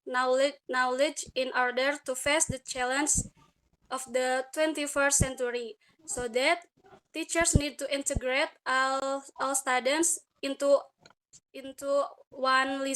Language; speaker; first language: English; non-native, learner; Indonesian